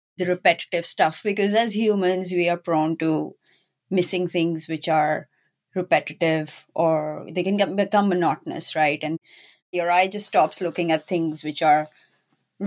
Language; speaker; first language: English; non-native, local second language; Urdu